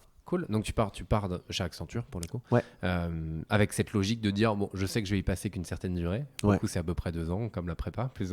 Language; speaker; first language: French; native; French